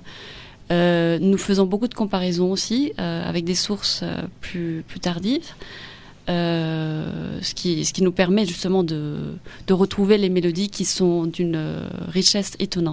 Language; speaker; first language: French; non-native, fluent; Spanish